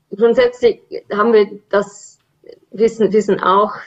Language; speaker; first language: German; non-native, fluent; English